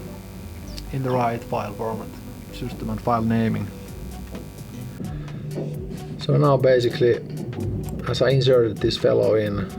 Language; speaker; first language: English; non-native, fluent; Finnish